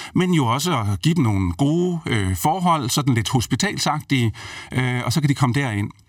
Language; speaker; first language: Danish; native; Danish